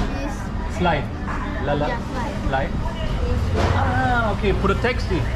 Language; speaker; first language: English; non-native, learner; Indonesian